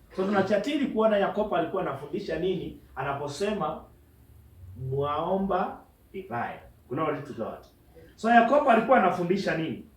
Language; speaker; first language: Swahili; non-native, local second language; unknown